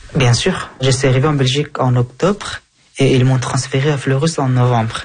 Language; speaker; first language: French; non-native, fluent; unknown